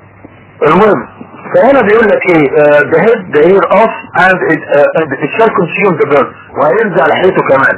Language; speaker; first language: Arabic; native; Arabic